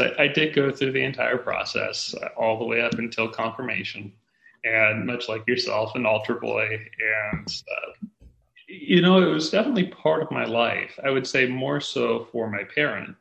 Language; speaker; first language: English; native; English